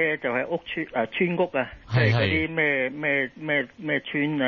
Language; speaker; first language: Cantonese; native; Cantonese